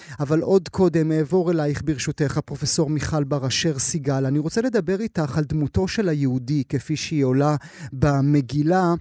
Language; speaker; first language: Hebrew; native; Hebrew